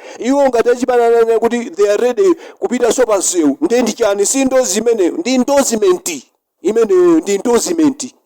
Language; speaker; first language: Nyanja; native; Nyanja